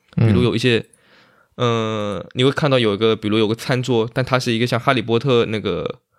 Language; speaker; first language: Chinese; native; Chinese